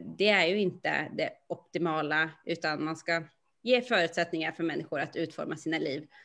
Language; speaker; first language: Swedish; native; Swedish